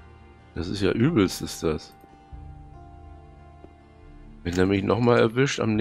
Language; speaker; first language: German; native; German